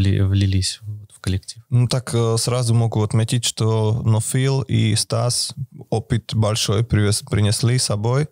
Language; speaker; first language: Russian; non-native, fluent; Slovak